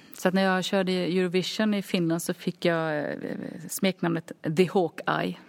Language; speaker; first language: Swedish; early bilingual, other home language; Finnish